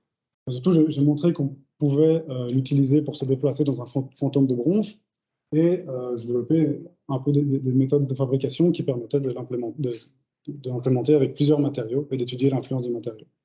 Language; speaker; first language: French; native; French